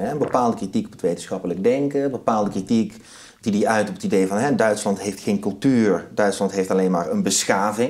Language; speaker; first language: Dutch; native; Dutch